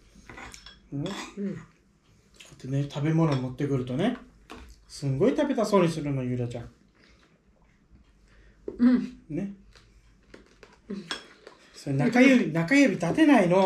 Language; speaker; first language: Japanese; native; Japanese